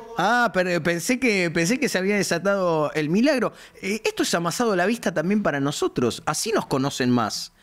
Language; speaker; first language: Spanish; native; Spanish